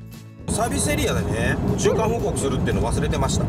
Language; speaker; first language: Japanese; native; Japanese